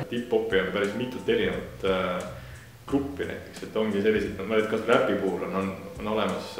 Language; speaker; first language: Estonian; native; Estonian